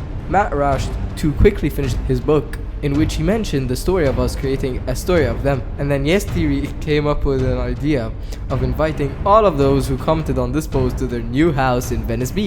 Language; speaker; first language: English; native; English